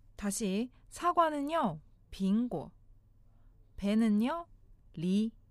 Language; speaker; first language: Korean; non-native, fluent; Chinese